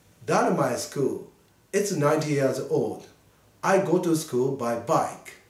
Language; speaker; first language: English; non-native, fluent; Japanese